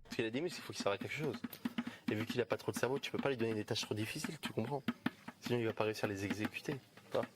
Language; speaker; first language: French; native; French